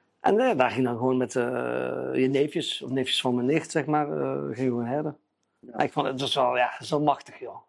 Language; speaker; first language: Dutch; early bilingual, other home language; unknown